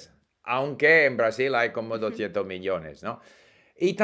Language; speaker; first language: Spanish; non-native, fluent; English